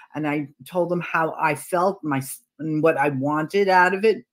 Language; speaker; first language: English; native; English